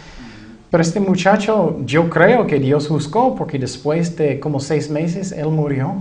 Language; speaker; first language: Spanish; non-native, fluent; English